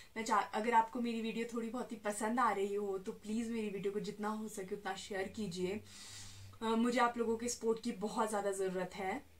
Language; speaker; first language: Hindi; native; Hindi